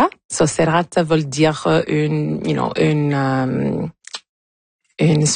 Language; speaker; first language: French; non-native, local second language; English